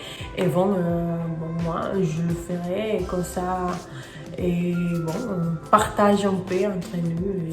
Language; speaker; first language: French; non-native, fluent; Spanish